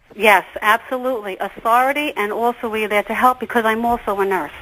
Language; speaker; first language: English; native; English